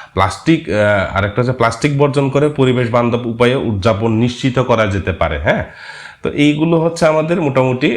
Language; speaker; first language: Bangla; non-native, local second language; Marma